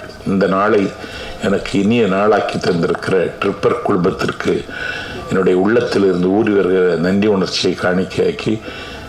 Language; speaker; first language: Tamil; native; Tamil